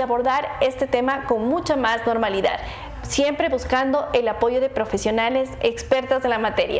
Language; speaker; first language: Spanish; native; Spanish